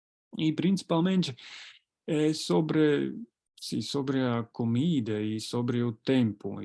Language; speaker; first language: Portuguese; non-native, fluent; Latvian